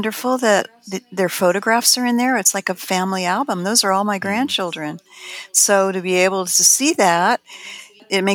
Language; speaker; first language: English; native; English